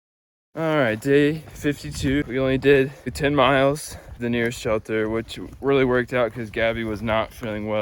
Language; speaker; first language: English; native; English